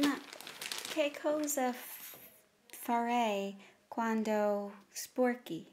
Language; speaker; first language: Italian; non-native, learner; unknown